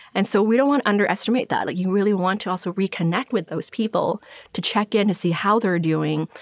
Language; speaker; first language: English; non-native, local second language; Cantonese